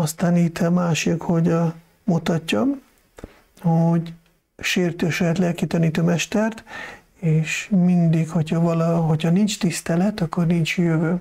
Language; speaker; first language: Hungarian; non-native, fluent; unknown